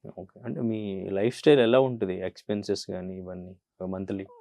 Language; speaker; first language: Telugu; native; Telugu